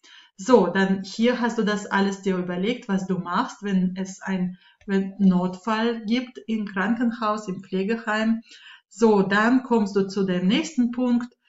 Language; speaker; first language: German; non-native, fluent; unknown